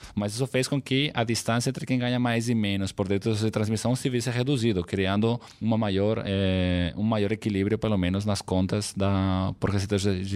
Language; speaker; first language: Portuguese; non-native, fluent; Catalan